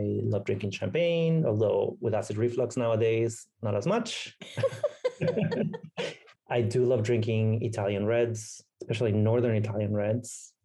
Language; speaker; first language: English; non-native, fluent; Spanish